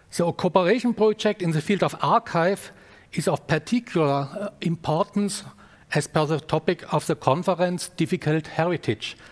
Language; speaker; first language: English; non-native, fluent; German